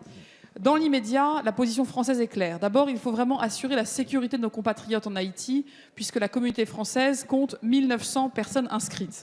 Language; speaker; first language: French; native; French